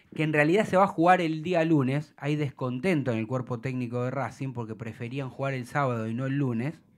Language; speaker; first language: Spanish; native; Spanish